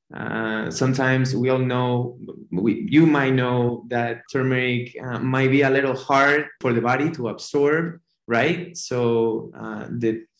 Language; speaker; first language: English; non-native, fluent; Spanish